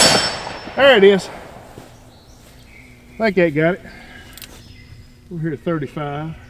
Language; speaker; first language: English; native; English